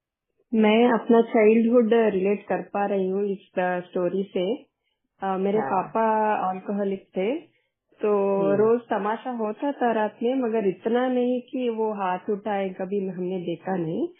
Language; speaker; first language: Hindi; native; Hindi